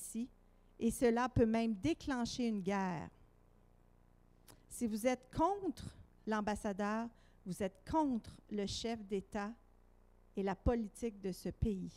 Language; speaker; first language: French; native; French